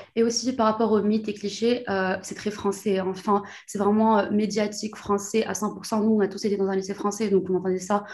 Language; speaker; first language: French; non-native, local second language; Arabic